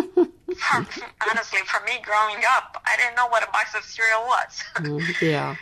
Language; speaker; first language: English; non-native, fluent; Romanian